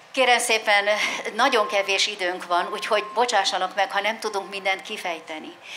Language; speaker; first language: Hungarian; native; Hungarian